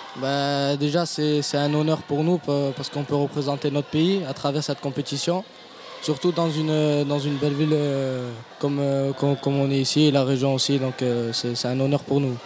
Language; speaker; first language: French; native; French